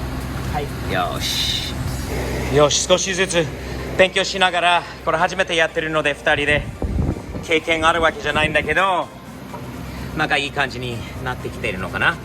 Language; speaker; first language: Japanese; non-native, fluent; English